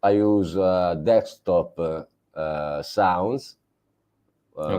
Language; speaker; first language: English; non-native, learner; Italian